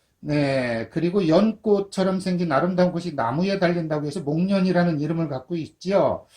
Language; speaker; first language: Korean; native; Korean